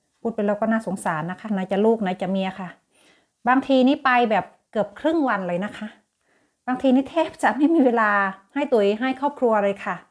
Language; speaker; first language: Thai; native; Thai